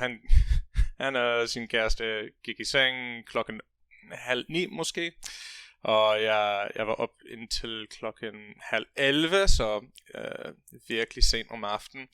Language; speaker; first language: Danish; non-native, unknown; English